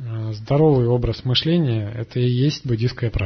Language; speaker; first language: Russian; native; Russian